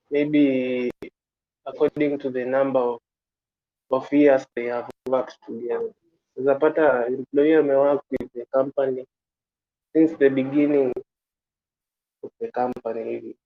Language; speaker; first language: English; non-native, local second language; Swahili